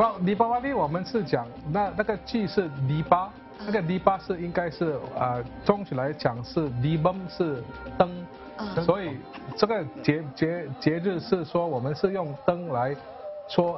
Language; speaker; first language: Chinese; non-native, local second language; Tamil